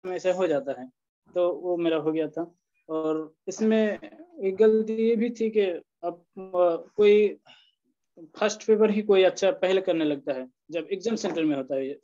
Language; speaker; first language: Hindi; non-native, local second language; Bangla